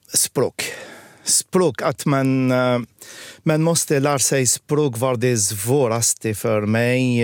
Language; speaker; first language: Swedish; non-native, fluent; Arabic